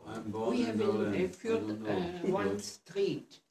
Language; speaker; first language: English; non-native, learner; German